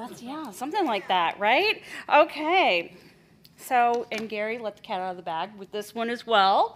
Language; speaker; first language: English; native; English